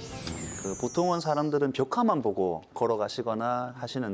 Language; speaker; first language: Korean; native; Korean